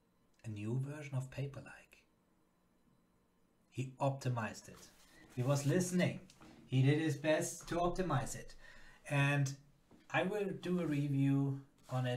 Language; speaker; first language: English; non-native, fluent; German